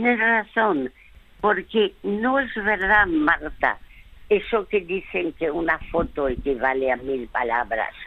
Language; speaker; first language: Spanish; early bilingual, other home language; French